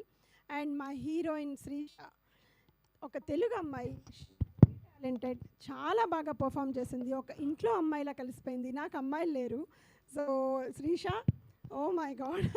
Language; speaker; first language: Telugu; native; Telugu